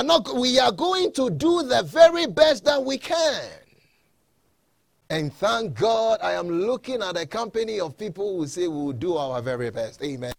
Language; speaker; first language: English; non-native, local second language; Akan